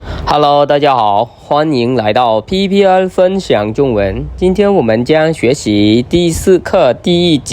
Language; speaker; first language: Chinese; non-native, fluent; Khmer